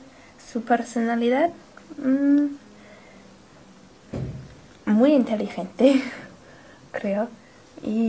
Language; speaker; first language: Spanish; non-native, learner; English